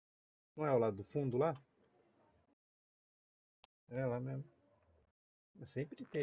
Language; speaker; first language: Portuguese; native; Portuguese